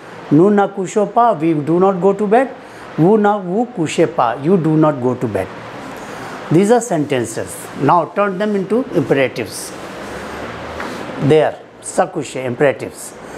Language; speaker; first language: English; non-native, local second language; Hindi